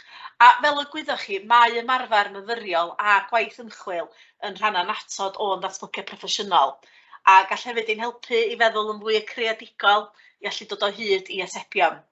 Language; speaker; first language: Welsh; native; Welsh